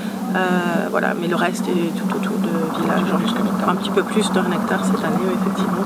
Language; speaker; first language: French; native; French